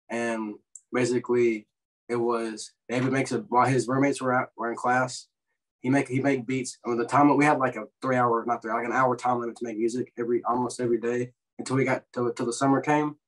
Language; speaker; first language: English; native; English